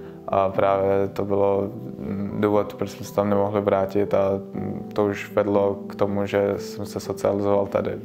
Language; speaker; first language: Czech; early bilingual, other home language; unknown